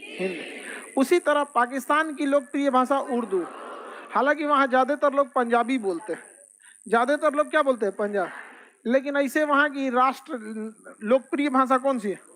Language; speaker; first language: Hindi; native; Hindi